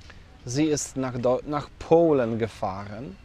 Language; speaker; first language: German; non-native, fluent; Polish